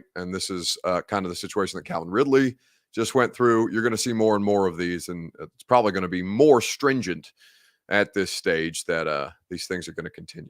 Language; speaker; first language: English; native; English